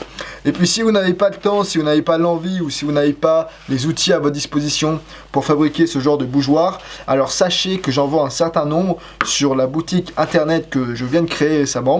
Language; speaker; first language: French; native; French